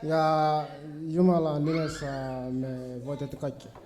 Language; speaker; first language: Finnish; early bilingual, other home language; Swahili